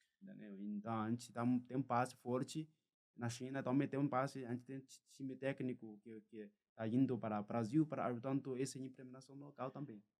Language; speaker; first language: Portuguese; non-native, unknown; Chinese